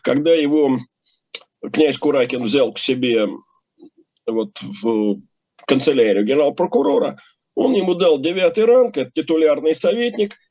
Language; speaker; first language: Russian; native; Russian